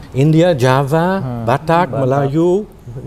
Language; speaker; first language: Indonesian; non-native, fluent; Dutch